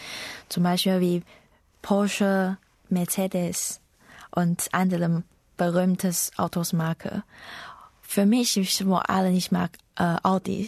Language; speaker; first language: German; non-native, learner; Chinese